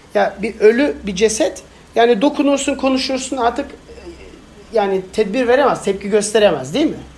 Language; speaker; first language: Turkish; non-native, fluent; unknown